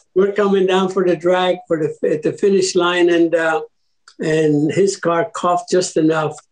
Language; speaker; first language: English; early bilingual, other home language; Italian